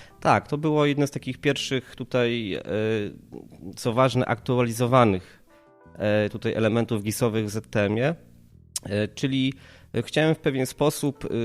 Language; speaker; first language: Polish; native; Polish